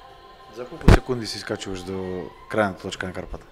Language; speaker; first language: Macedonian; native; Macedonian